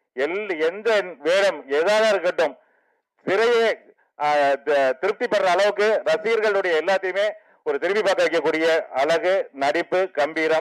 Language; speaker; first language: Tamil; native; Tamil